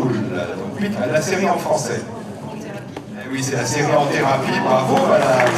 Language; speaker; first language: French; native; French